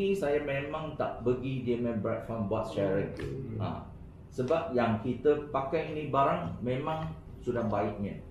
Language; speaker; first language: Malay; non-native, local second language; Chinese